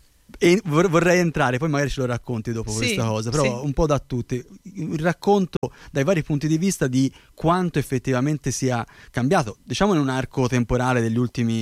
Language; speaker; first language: Italian; native; Italian